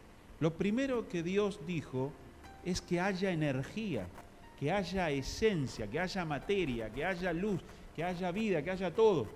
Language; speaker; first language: Spanish; native; Spanish